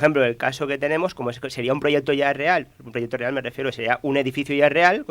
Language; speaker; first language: Spanish; native; Spanish